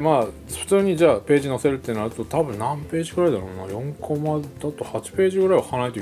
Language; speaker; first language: Japanese; native; Japanese